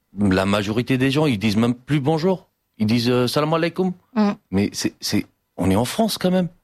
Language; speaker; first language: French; non-native, fluent; Arabic